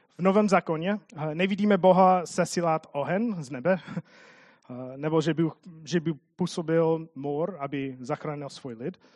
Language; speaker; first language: Czech; non-native, fluent; English